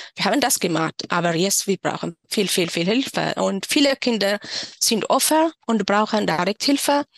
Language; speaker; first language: German; non-native, learner; Tigrinya